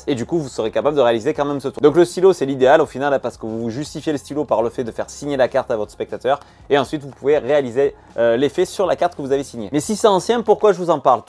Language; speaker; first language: French; native; French